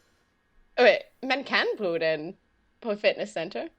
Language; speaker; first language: Danish; non-native, learner; English